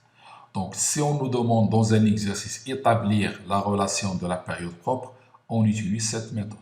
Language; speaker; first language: French; non-native, local second language; Arabic